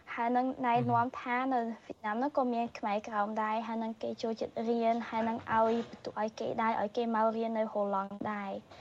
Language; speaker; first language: Khmer; early bilingual, heritage; Khmer